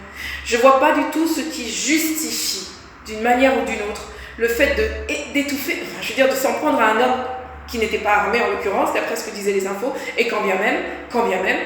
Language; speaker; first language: French; native; French